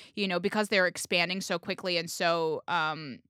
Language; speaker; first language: English; native; English